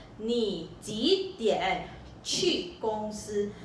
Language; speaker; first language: Chinese; non-native, local second language; Malay